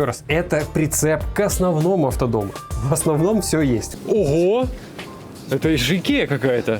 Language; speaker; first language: Russian; native; Russian